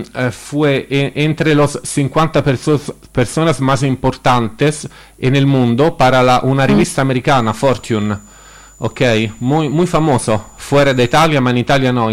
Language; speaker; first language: Spanish; non-native, learner; Italian